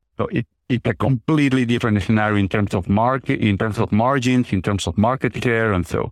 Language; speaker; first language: English; non-native, fluent; Spanish